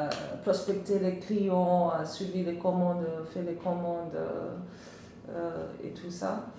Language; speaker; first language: French; non-native, learner; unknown